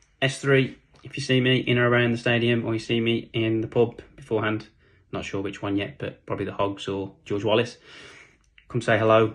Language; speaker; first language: English; native; English